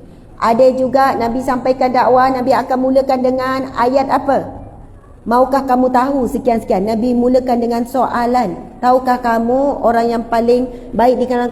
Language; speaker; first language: Malay; native; Malay